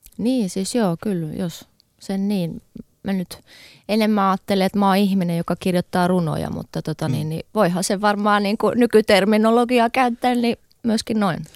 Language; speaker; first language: Finnish; native; Finnish